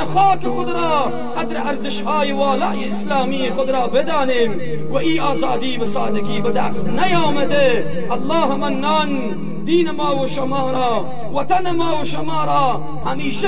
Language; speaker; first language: Persian; native; Persian